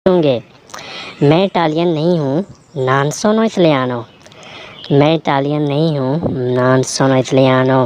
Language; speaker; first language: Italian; non-native, learner; Urdu